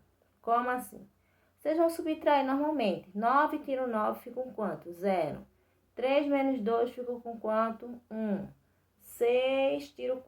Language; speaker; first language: Portuguese; native; Portuguese